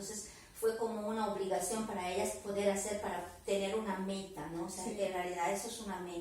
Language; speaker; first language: Spanish; native; Spanish